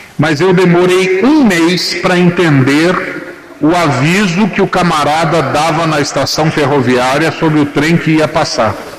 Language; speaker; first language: Portuguese; native; Portuguese